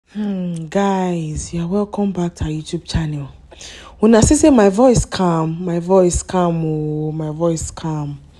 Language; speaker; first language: Nigerian Pidgin; non-native, local second language; Yoruba